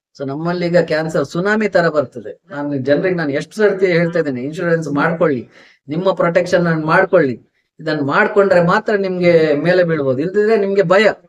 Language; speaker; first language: Kannada; native; Kannada